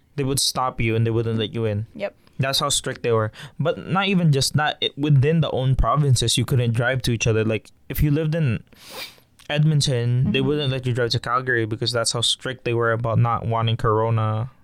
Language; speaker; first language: English; non-native, local second language; Filipino